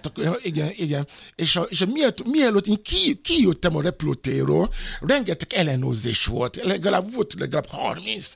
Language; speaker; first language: Hungarian; non-native, fluent; Yoruba